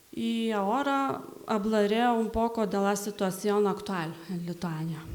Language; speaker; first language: Spanish; non-native, learner; Lithuanian